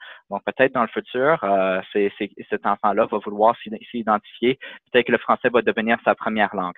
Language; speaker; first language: French; native; French